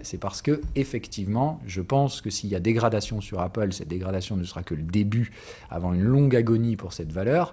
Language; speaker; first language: French; native; French